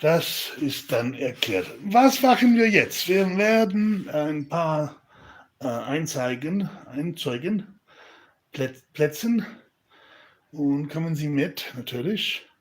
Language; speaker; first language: German; non-native, learner; Spanish